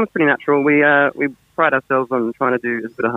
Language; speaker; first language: English; native; English